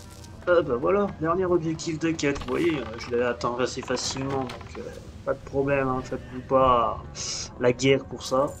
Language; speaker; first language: French; native; French